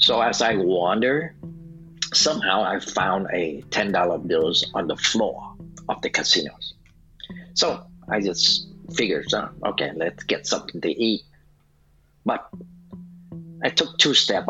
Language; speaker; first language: English; non-native, fluent; Vietnamese